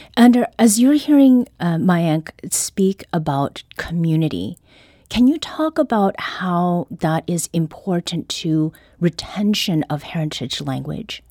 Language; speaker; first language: English; early bilingual, other home language; Korean